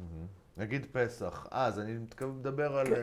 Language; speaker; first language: Hebrew; native; Hebrew